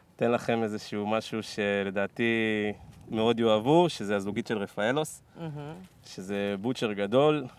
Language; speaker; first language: Hebrew; native; Hebrew